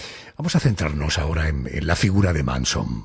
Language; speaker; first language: Spanish; native; Spanish